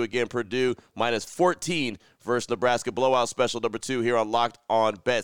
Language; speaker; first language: English; native; English